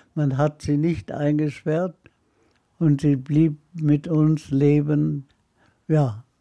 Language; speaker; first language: German; non-native, fluent; Arabic